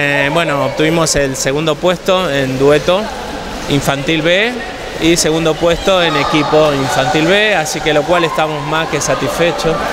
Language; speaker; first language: Spanish; native; Spanish